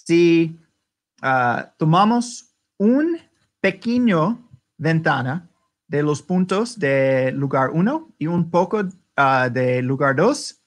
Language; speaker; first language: Spanish; non-native, learner; English